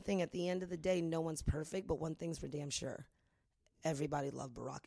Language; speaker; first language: English; native; English